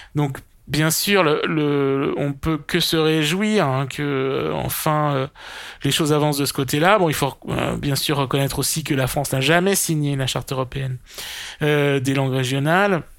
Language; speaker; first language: French; native; French